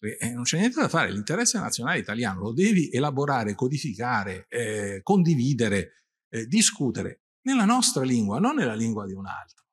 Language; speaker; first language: Italian; native; Italian